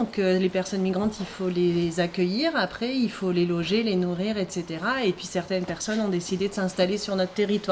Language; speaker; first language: French; native; French